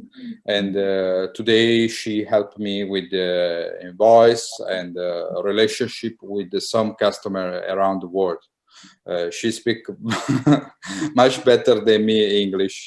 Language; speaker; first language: English; non-native, learner; Italian